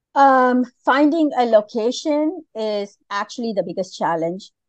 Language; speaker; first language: English; non-native, local second language; Tamil